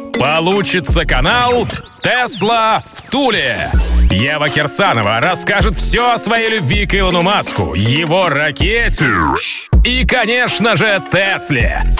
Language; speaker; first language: Russian; native; Russian